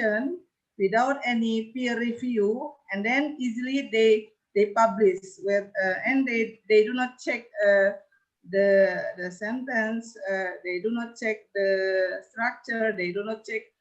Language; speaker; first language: English; non-native, learner; Indonesian